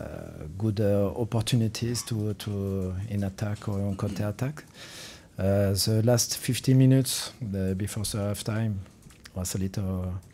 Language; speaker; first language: English; non-native, fluent; French